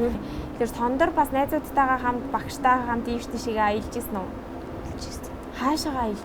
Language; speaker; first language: Mongolian; native; Mongolian